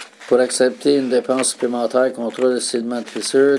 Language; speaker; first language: French; native; French